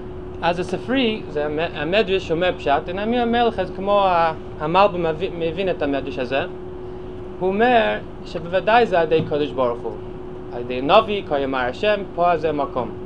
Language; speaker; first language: Hebrew; non-native, fluent; English